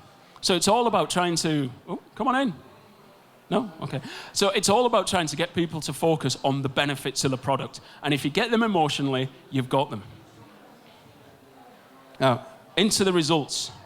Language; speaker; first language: English; native; English